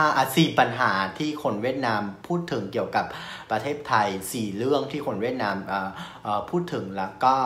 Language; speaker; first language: Thai; non-native, fluent; Vietnamese